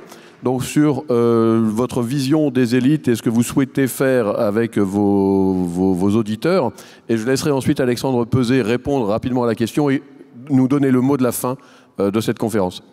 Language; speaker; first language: French; native; French